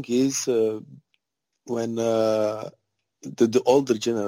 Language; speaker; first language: English; non-native, fluent; Czech